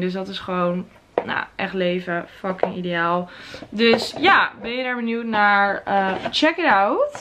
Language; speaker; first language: Dutch; native; Dutch